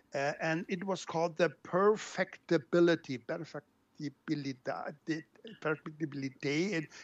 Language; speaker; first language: English; non-native, fluent; German